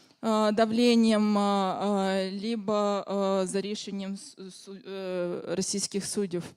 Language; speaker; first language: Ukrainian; non-native, fluent; Russian